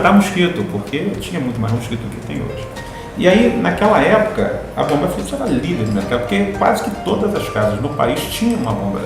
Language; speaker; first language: Portuguese; native; Portuguese